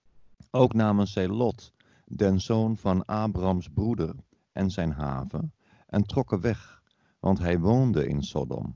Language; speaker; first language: Dutch; native; Dutch